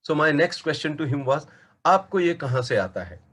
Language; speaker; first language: Hindi; non-native, local second language; Marathi